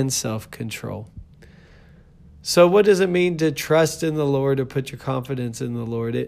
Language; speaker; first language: English; native; English